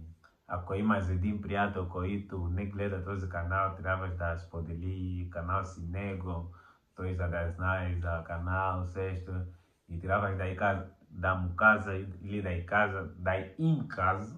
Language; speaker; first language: Bulgarian; non-native, learner; Portuguese